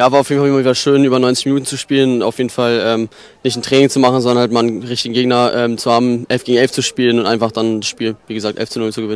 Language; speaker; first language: German; native; German